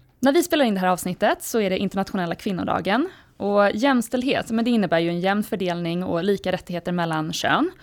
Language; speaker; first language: Swedish; native; Swedish